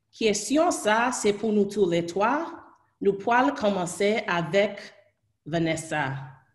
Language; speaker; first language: Haitian Creole; early bilingual, heritage; Haitian Creole